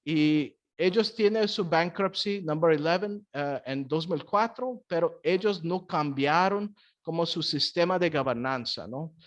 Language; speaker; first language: Spanish; non-native, fluent; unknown